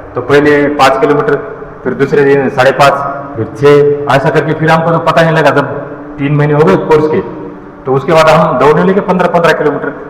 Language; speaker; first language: Hindi; non-native, local second language; Marathi